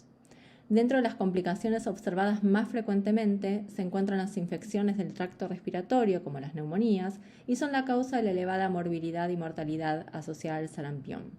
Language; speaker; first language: Spanish; native; Spanish